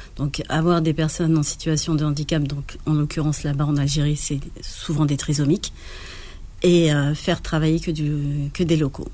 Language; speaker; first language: French; early bilingual, other home language; Arabic